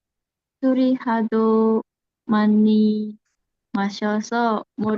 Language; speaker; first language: Korean; non-native, learner; Indonesian